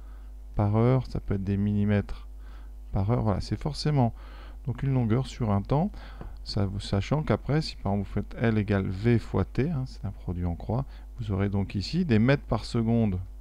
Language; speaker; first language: French; native; French